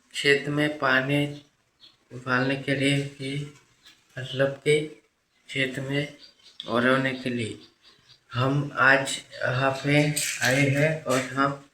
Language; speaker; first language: Hindi; non-native, local second language; Gujarati